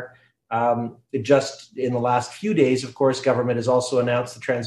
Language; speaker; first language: English; native; English